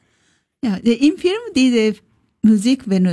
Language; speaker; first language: German; non-native, learner; Japanese